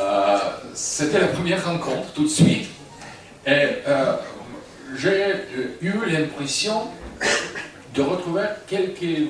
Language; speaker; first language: French; non-native, fluent; Russian